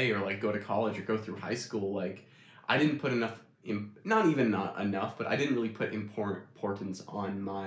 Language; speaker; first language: English; native; English